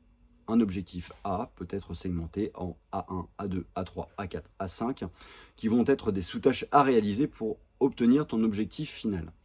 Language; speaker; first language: French; native; French